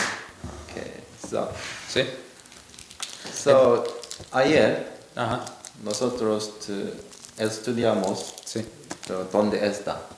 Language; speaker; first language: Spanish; non-native, learner; Korean